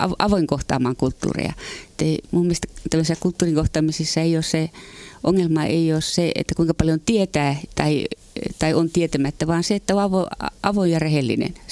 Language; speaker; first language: Finnish; native; Finnish